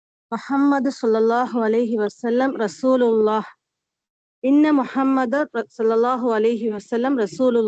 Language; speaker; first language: Arabic; non-native, learner; Tamil